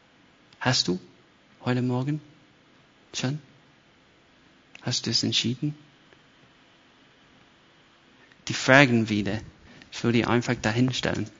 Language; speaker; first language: German; non-native, fluent; English